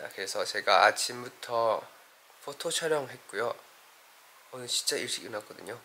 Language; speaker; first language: Korean; non-native, fluent; Thai